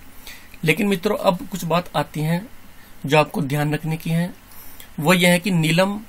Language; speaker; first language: Hindi; native; Hindi